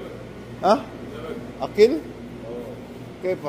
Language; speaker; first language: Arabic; non-native, learner; Filipino